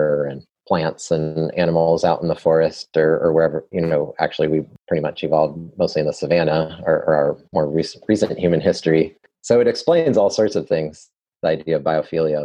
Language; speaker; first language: English; native; English